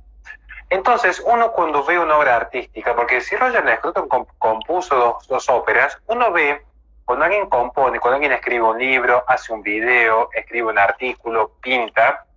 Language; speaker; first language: Spanish; native; Spanish